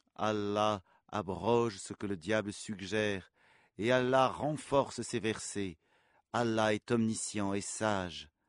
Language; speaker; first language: French; native; French